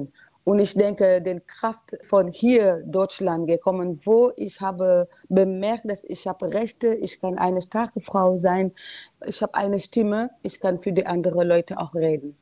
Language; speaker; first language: German; non-native, learner; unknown